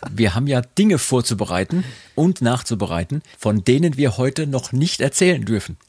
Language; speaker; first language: German; native; German